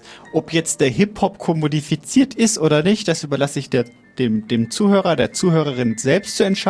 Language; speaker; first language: German; native; German